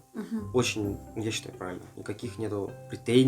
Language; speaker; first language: Russian; native; Russian